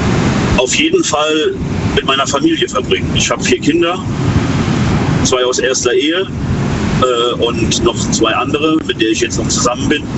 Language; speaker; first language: German; native; German